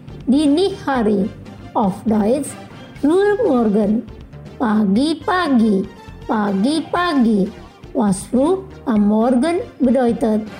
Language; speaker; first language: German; non-native, fluent; Indonesian